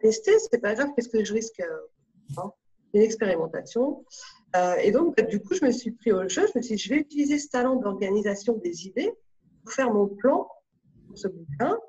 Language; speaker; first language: French; native; French